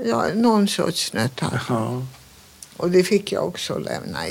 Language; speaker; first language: Swedish; non-native, fluent; Hungarian